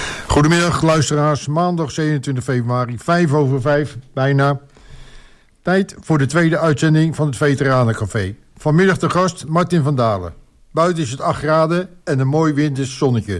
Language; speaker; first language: Dutch; native; Dutch